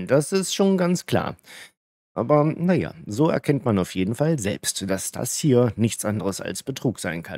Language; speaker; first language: German; native; German